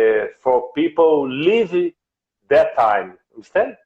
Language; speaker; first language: English; non-native, learner; Portuguese